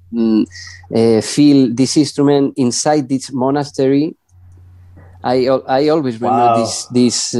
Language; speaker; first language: English; non-native, learner; Spanish